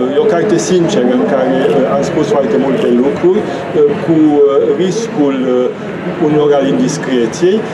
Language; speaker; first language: Romanian; native; Romanian